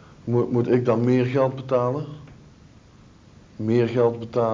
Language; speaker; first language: Dutch; native; Dutch